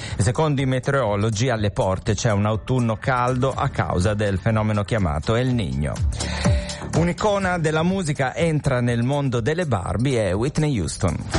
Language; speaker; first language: Italian; native; Italian